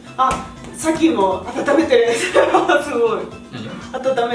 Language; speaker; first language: Japanese; non-native, learner; Spanish